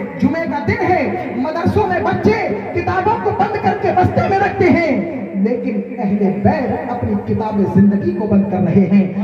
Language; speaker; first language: Hindi; native; Hindi